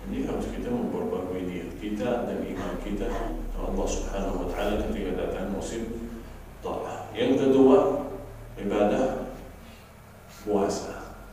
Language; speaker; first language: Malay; non-native, fluent; Arabic